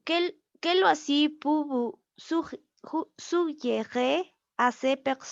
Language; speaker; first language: French; non-native, learner; Spanish